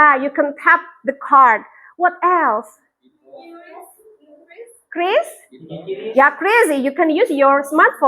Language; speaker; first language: English; non-native, fluent; Indonesian